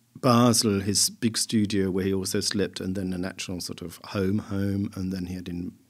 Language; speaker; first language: English; native; English